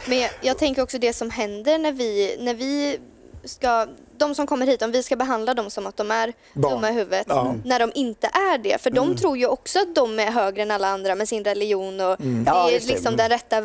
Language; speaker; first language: Swedish; native; Swedish